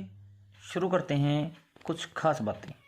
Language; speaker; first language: Hindi; native; Hindi